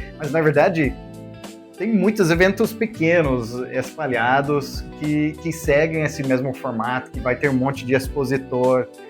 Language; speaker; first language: Portuguese; non-native, fluent; English